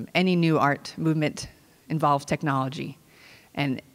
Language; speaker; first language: English; native; English